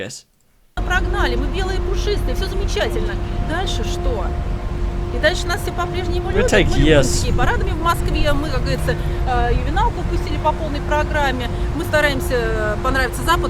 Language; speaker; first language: Russian; native; Russian